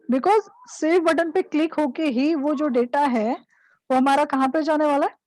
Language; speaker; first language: Hindi; non-native, local second language; Marathi